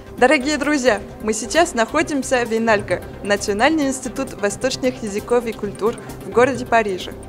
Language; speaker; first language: Russian; non-native, fluent; French